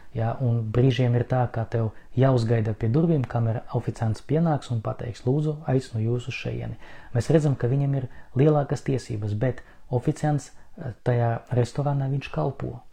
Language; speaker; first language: Latvian; non-native, local second language; Russian